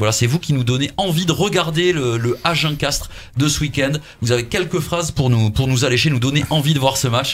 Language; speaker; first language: French; native; French